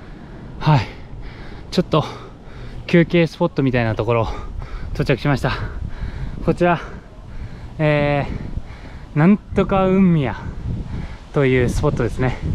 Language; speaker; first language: Japanese; native; Japanese